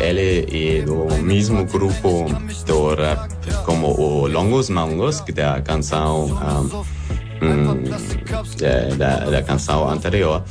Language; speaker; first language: Portuguese; non-native, learner; German